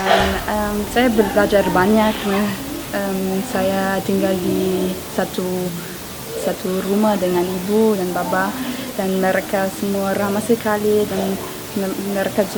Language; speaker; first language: Indonesian; non-native, fluent; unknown